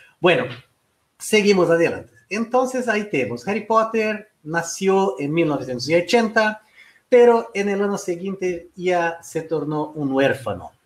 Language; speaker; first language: Spanish; non-native, fluent; Portuguese